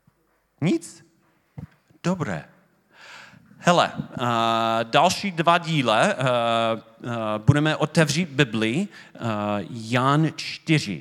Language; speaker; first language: Czech; non-native, fluent; English